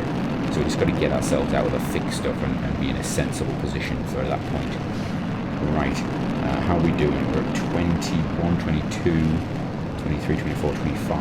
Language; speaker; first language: English; native; English